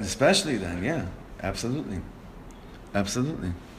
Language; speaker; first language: English; native; English